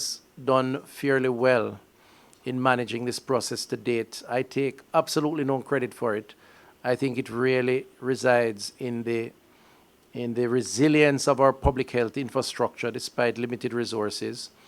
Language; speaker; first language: English; native; English